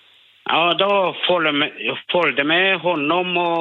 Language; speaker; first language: Swedish; non-native, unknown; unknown